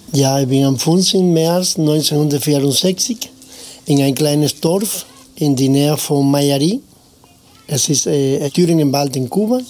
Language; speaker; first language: German; non-native, fluent; Spanish